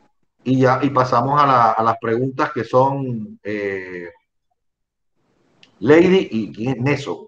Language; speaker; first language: Spanish; native; Spanish